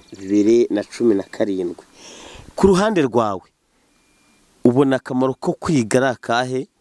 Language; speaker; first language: Kinyarwanda; native; Kinyarwanda